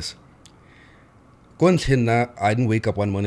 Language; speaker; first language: English; non-native, local second language; Tswana